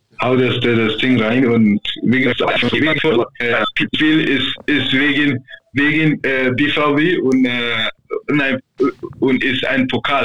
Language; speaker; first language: German; non-native, fluent; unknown